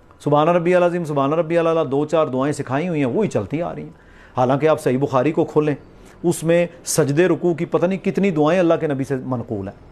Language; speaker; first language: Urdu; non-native, local second language; Punjabi